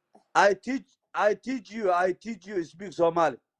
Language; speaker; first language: English; non-native, learner; Somali